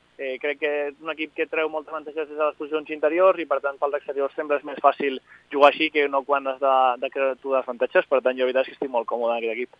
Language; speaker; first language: Catalan; native; Catalan